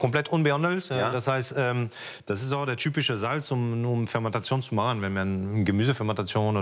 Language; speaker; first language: German; non-native, fluent; French